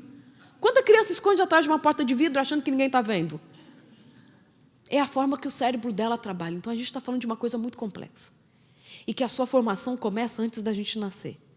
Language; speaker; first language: Portuguese; native; Portuguese